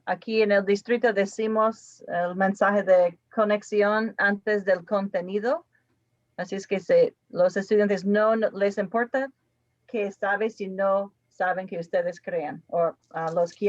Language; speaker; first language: Spanish; non-native, fluent; English